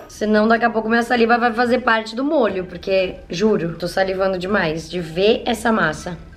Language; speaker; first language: Portuguese; native; Portuguese